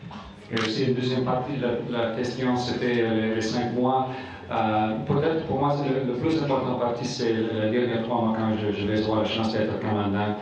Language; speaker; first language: French; non-native, local second language; English